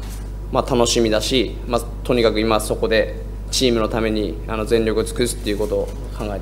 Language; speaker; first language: Japanese; native; Japanese